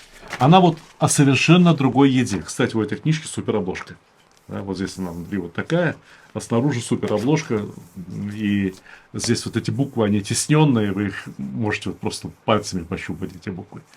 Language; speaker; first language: Russian; native; Russian